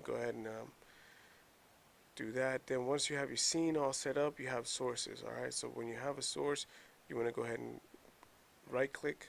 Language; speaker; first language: English; native; English